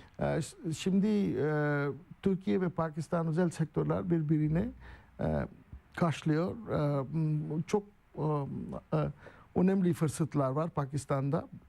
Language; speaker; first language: Turkish; non-native, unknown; Urdu